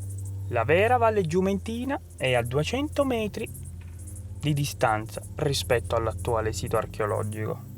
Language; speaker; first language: Italian; native; Italian